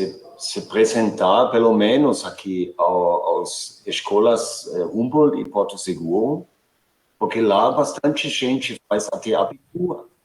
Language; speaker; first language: Portuguese; non-native, fluent; German